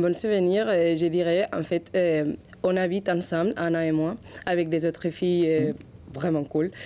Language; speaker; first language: French; non-native, learner; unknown